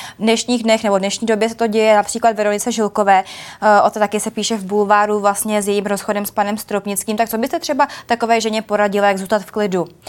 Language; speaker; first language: Czech; native; Czech